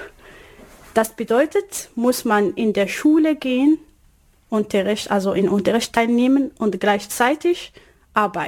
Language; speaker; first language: German; non-native, learner; Arabic